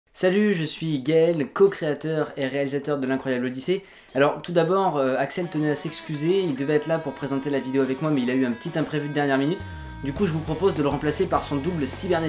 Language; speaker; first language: French; native; French